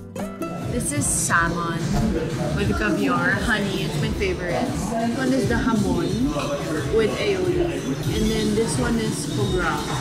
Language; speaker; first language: English; non-native, local second language; Filipino